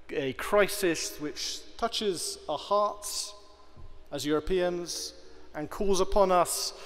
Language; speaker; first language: English; native; English